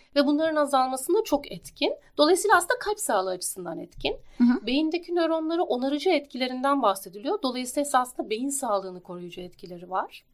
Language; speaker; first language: Turkish; native; Turkish